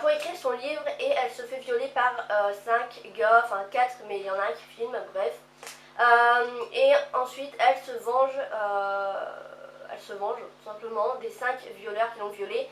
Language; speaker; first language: French; native; French